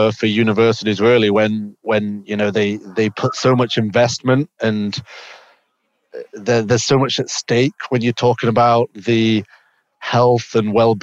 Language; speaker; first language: English; native; English